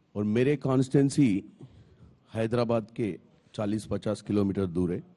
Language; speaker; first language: Hindi; non-native, local second language; Telugu